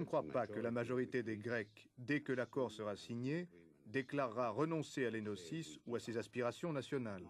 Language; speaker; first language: French; non-native, fluent; Turkish